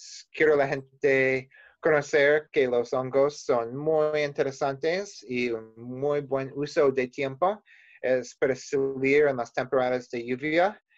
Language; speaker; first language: Spanish; non-native, learner; English